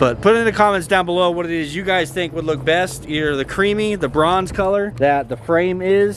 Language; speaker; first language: English; native; English